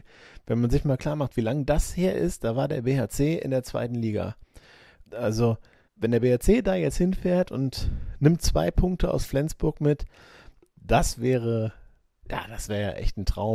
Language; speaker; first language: German; native; German